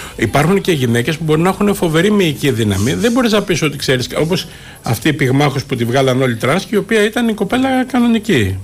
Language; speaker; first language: Greek; native; Greek